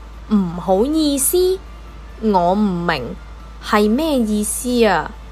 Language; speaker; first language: Cantonese; native; Cantonese